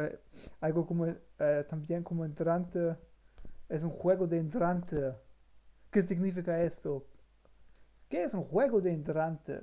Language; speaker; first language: Spanish; non-native, learner; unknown